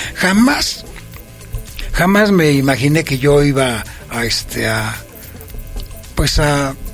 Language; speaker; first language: Spanish; native; Spanish